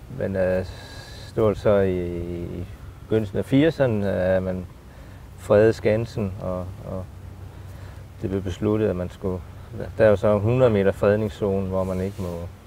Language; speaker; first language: Danish; native; Danish